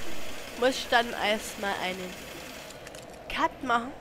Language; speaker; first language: German; native; German